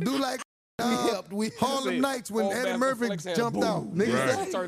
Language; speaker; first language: English; native; English